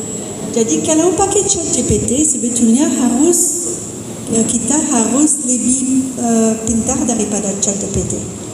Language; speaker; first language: Indonesian; non-native, fluent; English